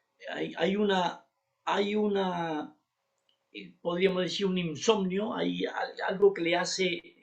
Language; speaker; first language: Spanish; native; Spanish